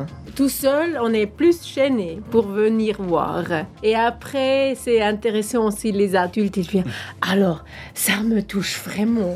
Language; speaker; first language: French; non-native, local second language; German